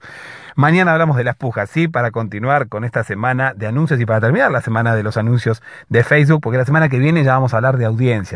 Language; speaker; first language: Spanish; native; Spanish